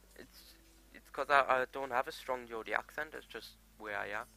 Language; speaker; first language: English; native; English